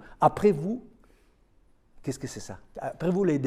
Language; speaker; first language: French; non-native, fluent; Spanish